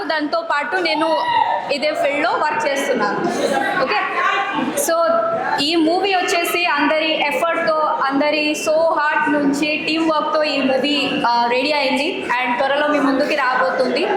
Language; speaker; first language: Telugu; non-native, fluent; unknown